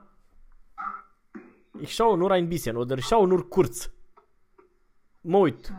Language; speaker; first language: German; non-native, fluent; Romanian